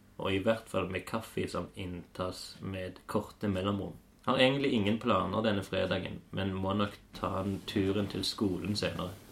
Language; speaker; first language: Norwegian; native; Norwegian